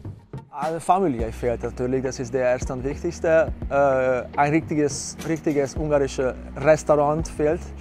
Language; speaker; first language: German; non-native, fluent; Hungarian